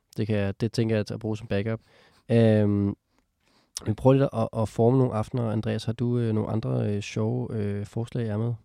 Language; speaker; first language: Danish; native; Danish